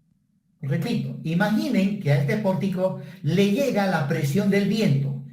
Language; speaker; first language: Spanish; native; Spanish